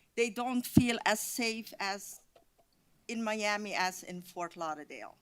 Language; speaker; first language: English; non-native, fluent; Dutch